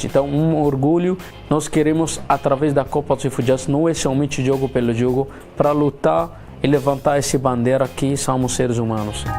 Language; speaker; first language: Portuguese; non-native, learner; Arabic